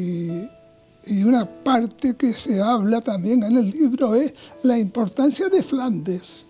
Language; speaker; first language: Spanish; native; Spanish